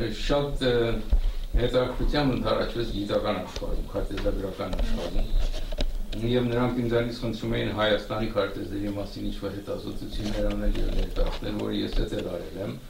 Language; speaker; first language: Armenian; early bilingual, heritage; Armenian